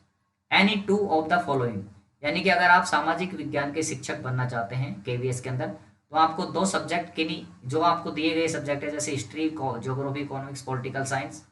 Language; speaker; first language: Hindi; native; Hindi